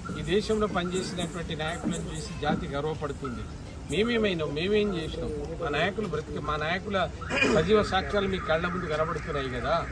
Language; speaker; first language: Telugu; non-native, local second language; Lambadi